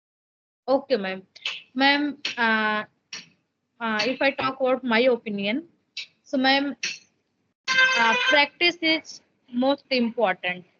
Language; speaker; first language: English; non-native, local second language; Hindi